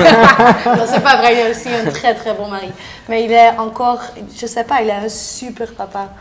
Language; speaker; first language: French; non-native, local second language; Dutch